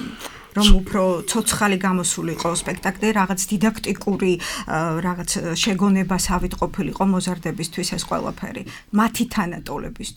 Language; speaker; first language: Georgian; native; Georgian